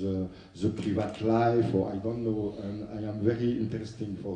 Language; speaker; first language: English; non-native, learner; French